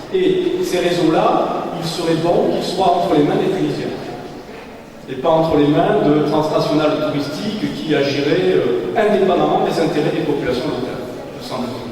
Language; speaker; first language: French; native; French